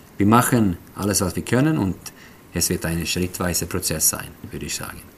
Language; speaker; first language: German; non-native, fluent; Swedish